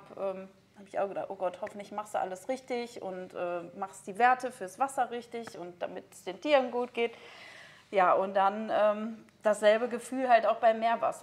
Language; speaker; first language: German; native; German